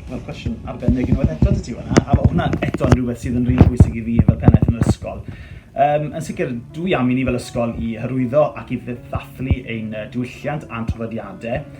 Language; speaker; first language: Welsh; native; Welsh